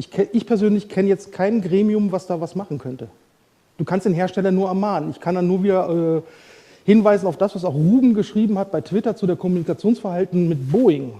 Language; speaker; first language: German; native; German